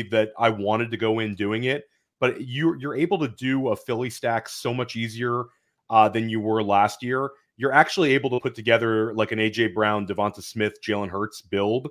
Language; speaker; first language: English; native; English